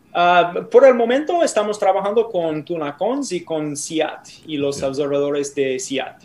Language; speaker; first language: Spanish; non-native, learner; English